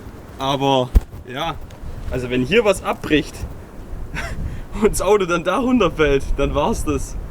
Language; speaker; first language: German; native; German